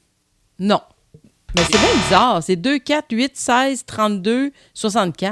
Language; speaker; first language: French; native; French